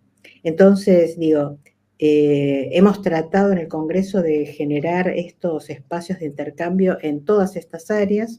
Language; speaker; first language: Spanish; native; Spanish